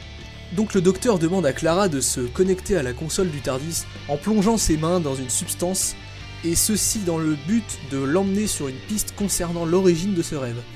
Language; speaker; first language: French; native; French